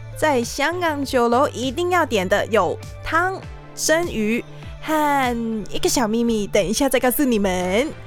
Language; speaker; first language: Chinese; non-native, fluent; Cantonese